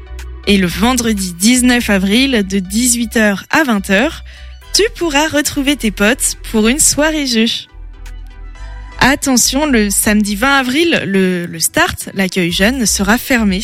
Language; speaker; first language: French; native; French